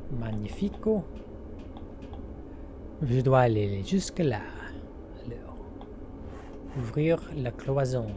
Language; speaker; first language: French; non-native, learner; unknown